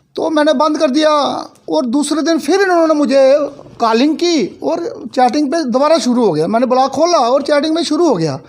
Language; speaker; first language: Hindi; non-native, local second language; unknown